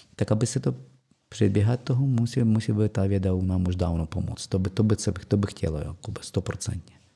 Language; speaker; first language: Czech; non-native, fluent; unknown